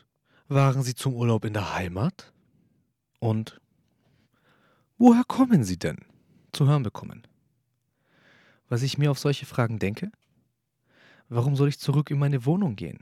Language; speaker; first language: German; early bilingual, other home language; Turkish